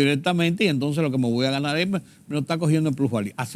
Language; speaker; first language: Spanish; native; Spanish